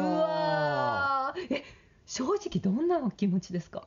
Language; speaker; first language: Japanese; native; Japanese